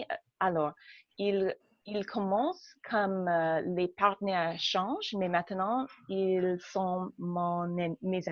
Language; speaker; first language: French; non-native, learner; English